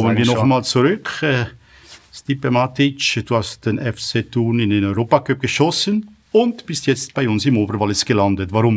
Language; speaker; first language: German; native; German